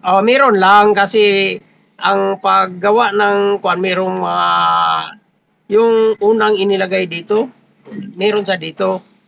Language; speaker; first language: Filipino; non-native, local second language; Cebuano